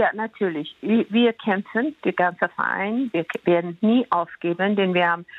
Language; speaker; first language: German; non-native, fluent; Persian